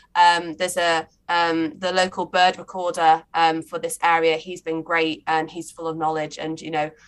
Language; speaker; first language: English; native; English